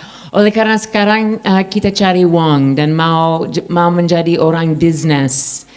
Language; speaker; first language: Indonesian; non-native, fluent; English